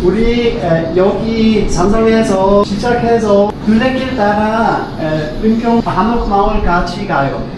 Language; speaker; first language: Korean; non-native, fluent; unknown